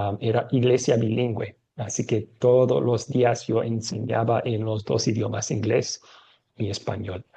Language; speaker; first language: Spanish; non-native, fluent; English